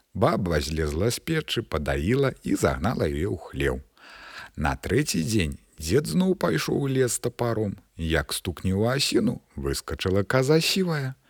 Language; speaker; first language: Belarusian; native; Belarusian